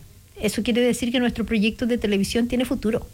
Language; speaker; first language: Spanish; native; Spanish